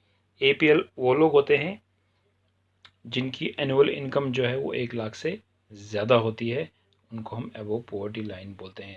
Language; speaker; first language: Hindi; non-native, local second language; Kashmiri